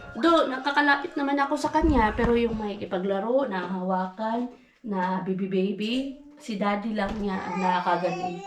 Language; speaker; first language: Filipino; non-native, local second language; Cebuano